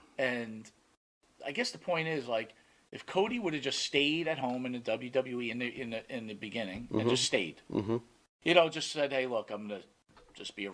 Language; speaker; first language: English; native; English